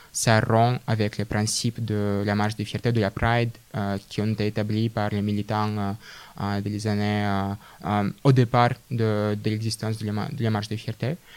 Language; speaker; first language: French; non-native, fluent; Russian